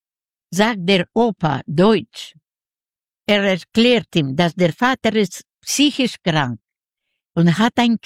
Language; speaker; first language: German; non-native, learner; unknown